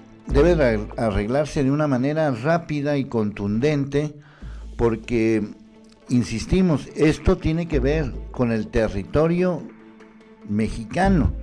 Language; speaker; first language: Spanish; native; Spanish